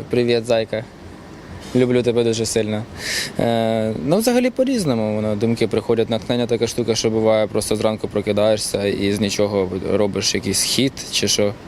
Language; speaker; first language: Ukrainian; non-native, local second language; Russian